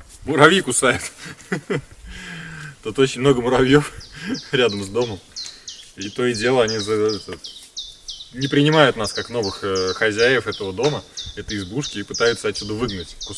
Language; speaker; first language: Russian; native; Russian